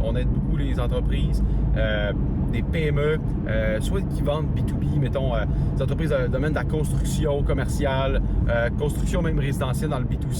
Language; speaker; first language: French; native; French